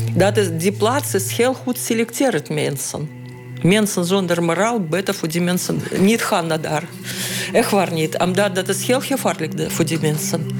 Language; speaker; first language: Dutch; non-native, learner; Russian